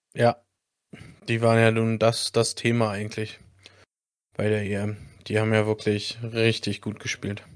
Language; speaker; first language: German; native; German